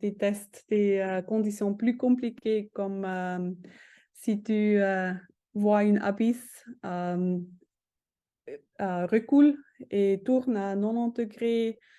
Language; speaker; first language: French; non-native, fluent; German